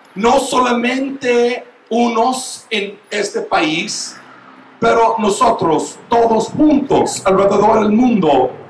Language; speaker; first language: Spanish; non-native, fluent; English